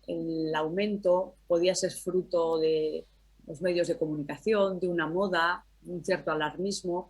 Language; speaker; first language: Spanish; native; Spanish